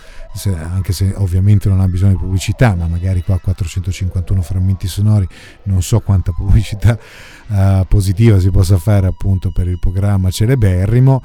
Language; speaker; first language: Italian; native; Italian